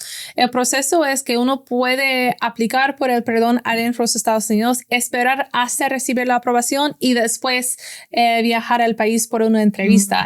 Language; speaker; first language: Spanish; non-native, fluent; English